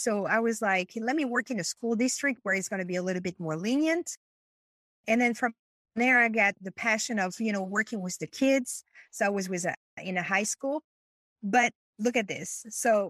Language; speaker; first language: English; non-native, fluent; French